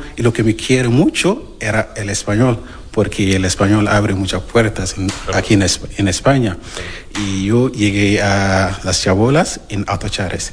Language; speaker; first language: Spanish; non-native, learner; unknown